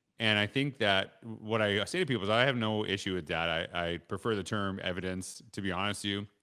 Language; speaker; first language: English; native; English